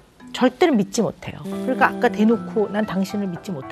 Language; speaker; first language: Korean; native; Korean